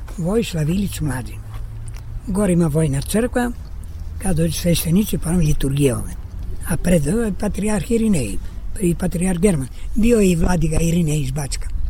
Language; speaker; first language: Serbian; early bilingual, heritage; Serbian